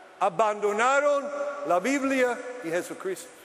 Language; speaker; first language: Spanish; non-native, fluent; English